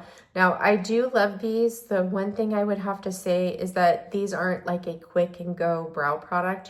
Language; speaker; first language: English; native; English